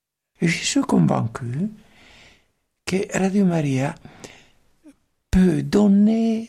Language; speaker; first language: French; non-native, fluent; Italian